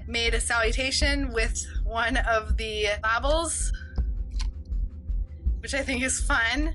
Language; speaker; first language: English; native; English